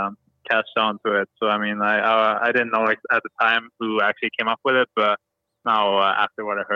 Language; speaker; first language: English; non-native, fluent; Swedish